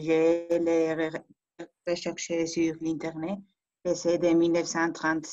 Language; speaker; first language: French; non-native, fluent; Spanish